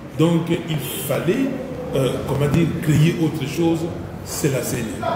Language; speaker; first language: French; non-native, local second language; Lingala